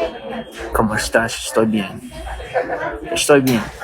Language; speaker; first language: Spanish; non-native, learner; English